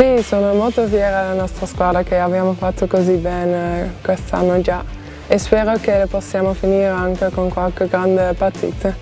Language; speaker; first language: Italian; non-native, fluent; Dutch